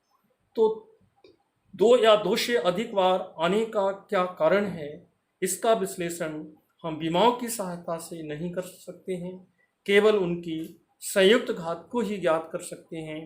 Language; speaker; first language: Hindi; native; Hindi